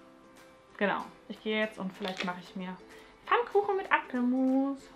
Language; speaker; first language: German; native; German